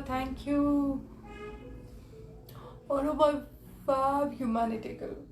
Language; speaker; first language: Tamil; non-native, local second language; Kannada